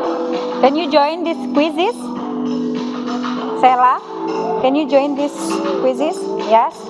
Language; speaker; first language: English; non-native, learner; Indonesian